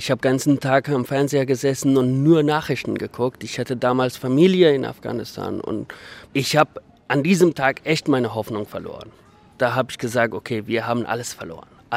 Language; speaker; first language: German; non-native, fluent; Persian